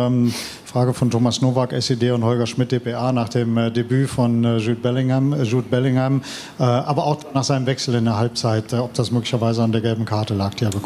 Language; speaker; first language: German; native; German